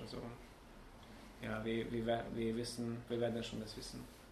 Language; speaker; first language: German; non-native, learner; Hungarian